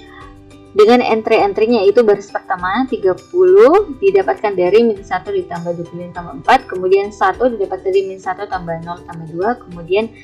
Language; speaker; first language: Indonesian; native; Indonesian